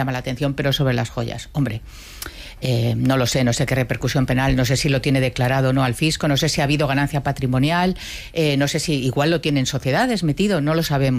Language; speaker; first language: Spanish; native; Spanish